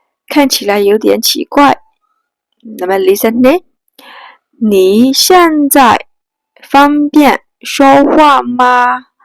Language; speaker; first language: Chinese; non-native, fluent; Burmese